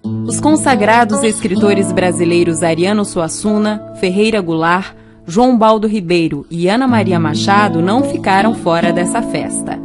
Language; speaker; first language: Portuguese; native; Portuguese